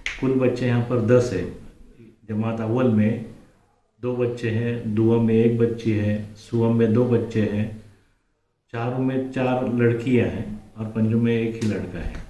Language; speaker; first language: Urdu; native; Urdu